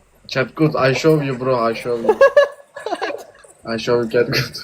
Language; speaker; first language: English; non-native, learner; Turkish